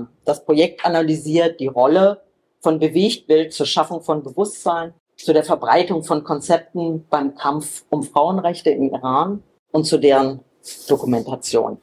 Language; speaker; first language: German; native; German